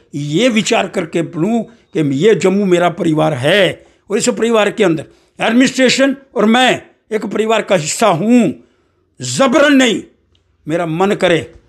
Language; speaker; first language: Hindi; non-native, local second language; Dogri